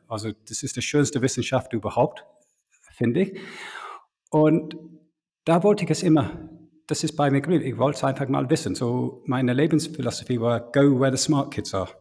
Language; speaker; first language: German; non-native, fluent; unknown